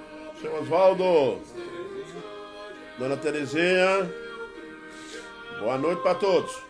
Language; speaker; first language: Portuguese; native; Portuguese